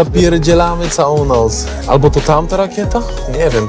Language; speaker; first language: Polish; native; Polish